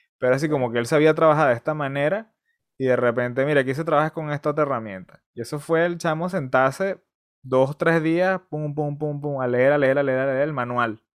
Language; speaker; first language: Spanish; native; Spanish